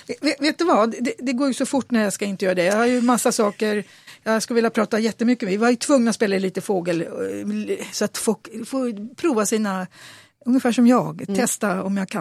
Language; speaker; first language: Swedish; native; Swedish